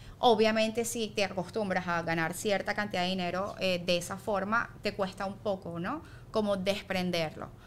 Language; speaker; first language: Spanish; native; Spanish